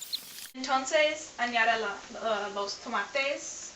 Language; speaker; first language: Spanish; non-native, learner; English